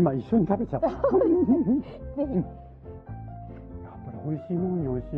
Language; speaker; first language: Japanese; native; Japanese